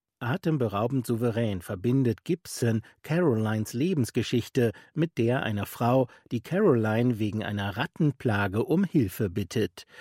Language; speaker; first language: German; native; German